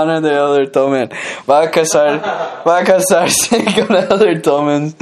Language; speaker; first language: Spanish; non-native, learner; English